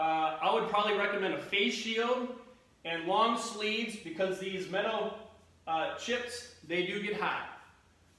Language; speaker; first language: English; native; English